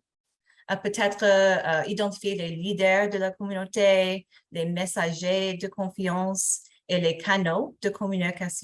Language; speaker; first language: French; non-native, fluent; English